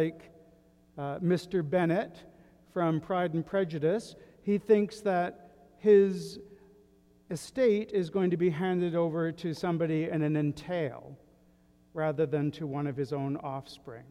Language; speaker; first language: English; native; English